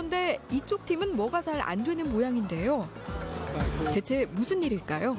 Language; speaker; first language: Korean; native; Korean